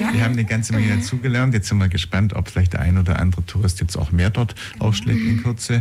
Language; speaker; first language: German; native; German